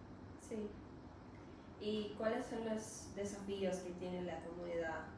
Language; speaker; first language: Spanish; non-native, learner; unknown